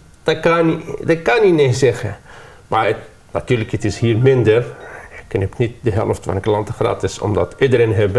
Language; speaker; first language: Dutch; non-native, learner; Arabic